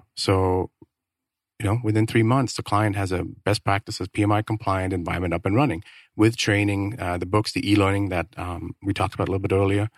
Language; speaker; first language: English; non-native, fluent; Danish